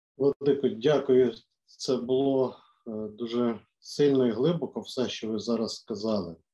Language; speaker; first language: Ukrainian; native; Ukrainian